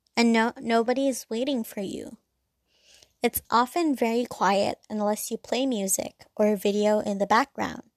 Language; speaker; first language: English; non-native, local second language; Cantonese